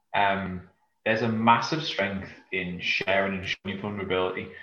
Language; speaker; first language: English; native; English